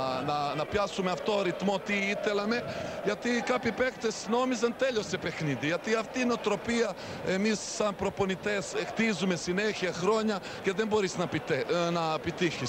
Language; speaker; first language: Greek; non-native, learner; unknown